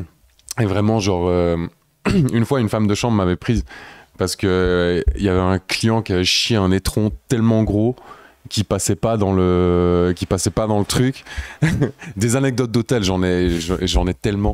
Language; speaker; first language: French; native; French